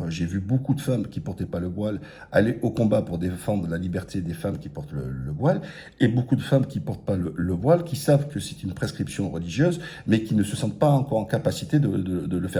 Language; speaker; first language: French; native; French